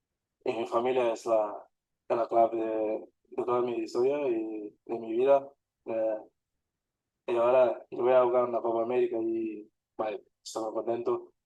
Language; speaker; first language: Spanish; non-native, learner; Portuguese